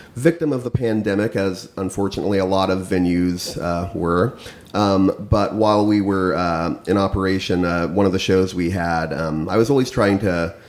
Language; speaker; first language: English; native; English